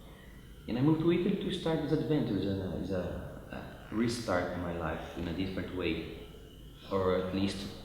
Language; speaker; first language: English; non-native, fluent; Portuguese